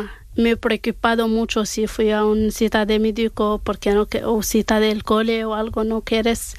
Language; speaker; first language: Spanish; non-native, learner; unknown